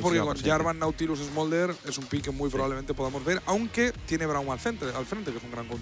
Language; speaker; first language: Spanish; native; Spanish